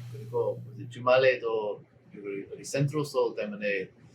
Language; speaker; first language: Korean; non-native, learner; English